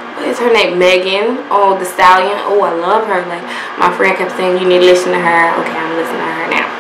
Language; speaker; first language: English; native; English